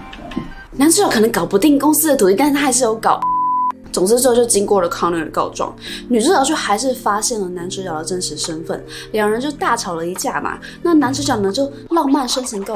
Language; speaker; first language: Chinese; native; Chinese